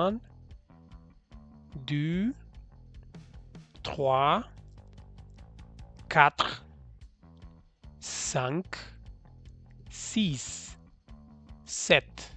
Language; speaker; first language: French; non-native, learner; Spanish